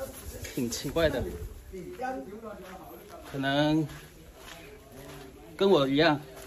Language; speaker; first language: Chinese; non-native, local second language; Min Nan Chinese